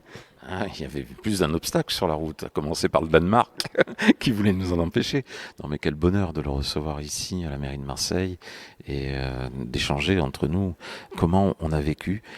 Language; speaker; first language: French; native; French